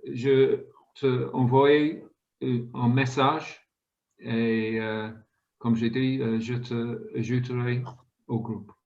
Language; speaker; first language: French; non-native, fluent; English